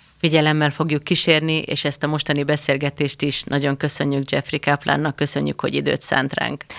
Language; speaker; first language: Hungarian; native; Hungarian